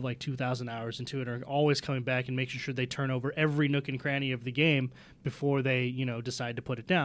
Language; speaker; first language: English; native; English